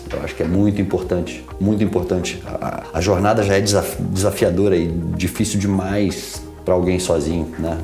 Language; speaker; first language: Portuguese; native; Portuguese